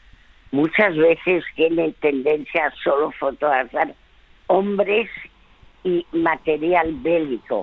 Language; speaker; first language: Spanish; early bilingual, other home language; French